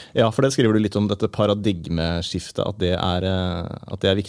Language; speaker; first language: Norwegian; native; Norwegian